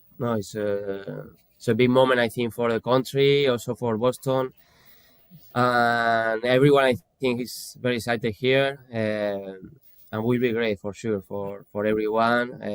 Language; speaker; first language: English; non-native, fluent; Spanish